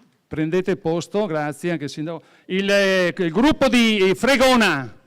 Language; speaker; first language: Italian; native; Italian